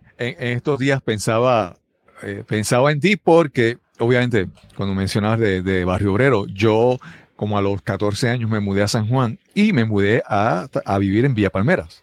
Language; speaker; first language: Spanish; native; Spanish